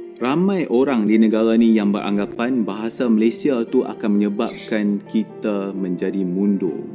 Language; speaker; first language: Malay; native; Malay